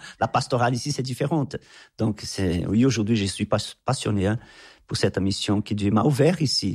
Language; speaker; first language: French; non-native, fluent; Portuguese